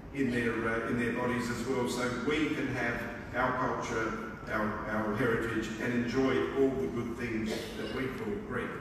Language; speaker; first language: English; early bilingual, other home language; Greek